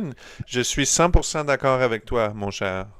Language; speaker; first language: French; native; French